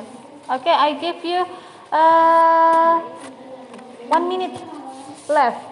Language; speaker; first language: English; non-native, learner; Indonesian